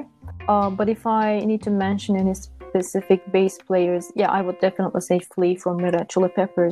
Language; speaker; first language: English; non-native, fluent; Turkish